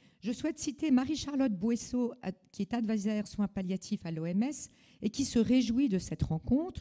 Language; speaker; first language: French; native; French